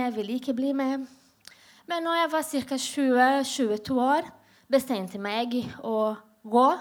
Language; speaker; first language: Norwegian; non-native, learner; Portuguese